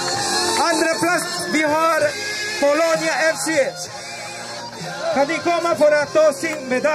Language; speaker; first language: Swedish; non-native, fluent; Spanish